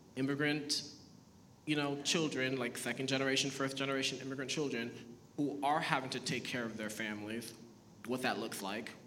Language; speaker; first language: English; early bilingual, other home language; Haitian Creole